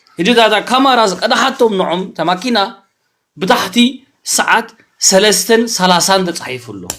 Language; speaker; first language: Tigrinya; early bilingual, heritage; Tigrinya